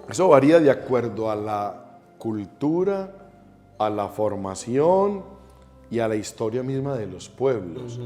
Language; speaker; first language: Spanish; native; Spanish